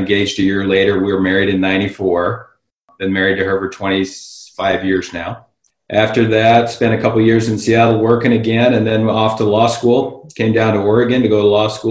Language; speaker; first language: English; native; English